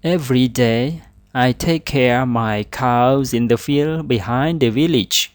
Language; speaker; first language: English; non-native, learner; Khmer